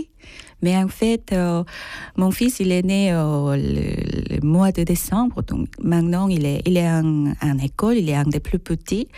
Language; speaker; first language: French; non-native, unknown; Korean